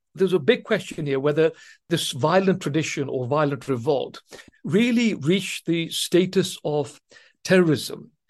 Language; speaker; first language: English; non-native, local second language; Swahili